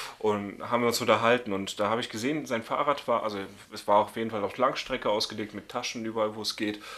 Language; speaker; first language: German; native; German